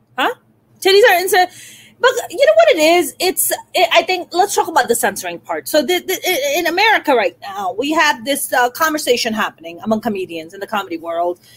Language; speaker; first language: English; non-native, local second language; Urdu